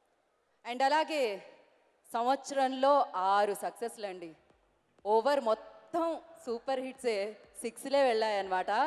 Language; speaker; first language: Telugu; native; Telugu